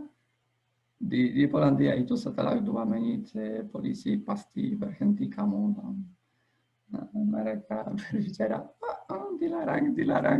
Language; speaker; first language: Indonesian; non-native, fluent; Polish